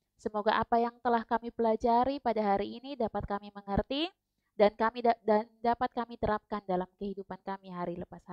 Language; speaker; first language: Indonesian; native; Indonesian